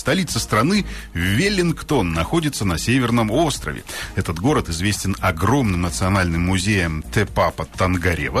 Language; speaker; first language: Russian; native; Russian